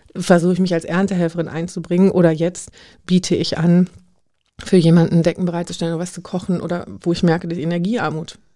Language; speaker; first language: German; native; German